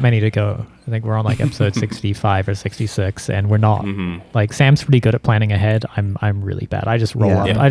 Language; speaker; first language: English; native; English